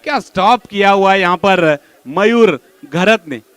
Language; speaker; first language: Hindi; non-native, local second language; Marathi